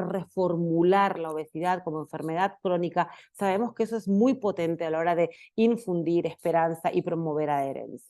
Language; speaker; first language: Spanish; native; Spanish